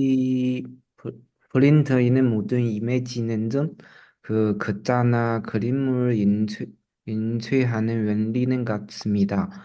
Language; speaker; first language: Korean; non-native, learner; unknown